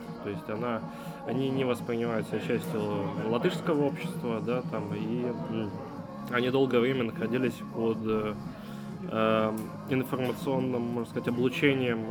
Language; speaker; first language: Russian; native; Russian